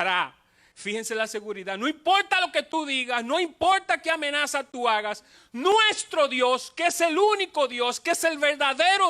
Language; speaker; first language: Spanish; native; Spanish